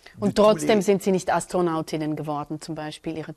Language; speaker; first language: German; native; German